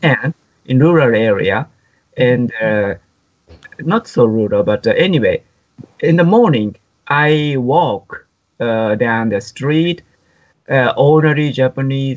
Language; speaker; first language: English; non-native, fluent; Japanese